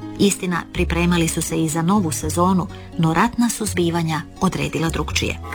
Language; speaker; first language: Croatian; native; Croatian